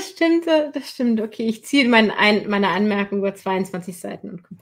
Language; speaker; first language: German; native; German